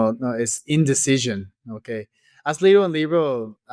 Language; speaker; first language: Spanish; non-native, fluent; English